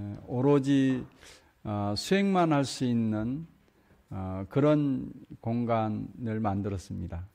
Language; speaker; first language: Korean; native; Korean